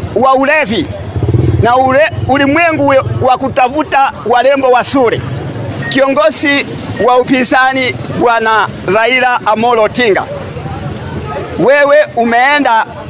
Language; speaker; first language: Swahili; non-native, local second language; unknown